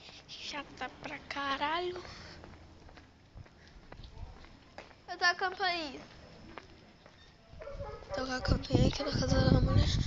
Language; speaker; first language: Portuguese; native; Portuguese